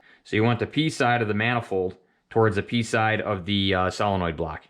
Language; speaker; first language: English; native; English